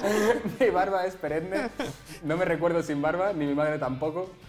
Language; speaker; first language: Spanish; native; Spanish